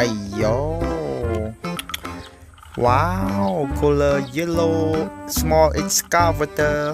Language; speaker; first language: English; non-native, learner; Khmer